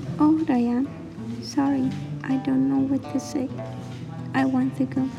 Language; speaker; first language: English; non-native, learner; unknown